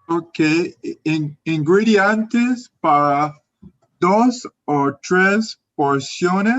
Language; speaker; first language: Spanish; non-native, learner; English